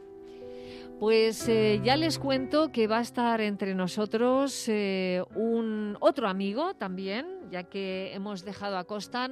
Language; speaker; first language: Spanish; native; Spanish